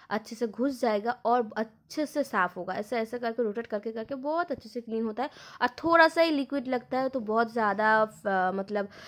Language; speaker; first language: Hindi; non-native, local second language; Bangla